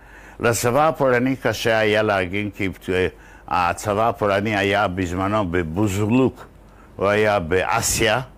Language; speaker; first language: Hebrew; non-native, fluent; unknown